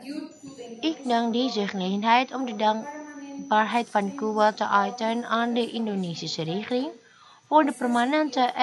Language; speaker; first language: Dutch; non-native, fluent; Indonesian